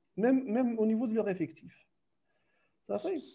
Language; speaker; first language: French; non-native, local second language; Arabic